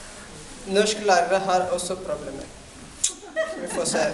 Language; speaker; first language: Norwegian; non-native, learner; French